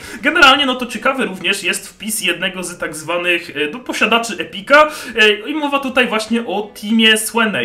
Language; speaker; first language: Polish; native; Polish